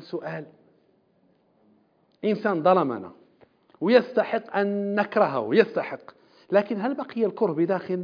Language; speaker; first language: Arabic; native; Arabic